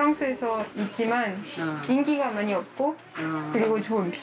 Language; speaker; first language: Korean; non-native, learner; French